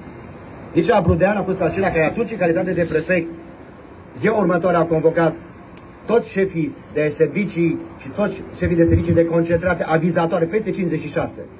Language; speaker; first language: Romanian; native; Romanian